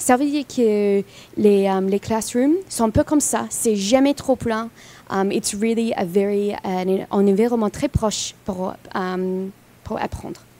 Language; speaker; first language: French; non-native, fluent; English